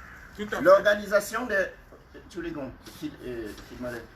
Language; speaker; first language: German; non-native, learner; French